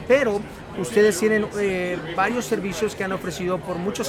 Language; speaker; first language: Spanish; native; Spanish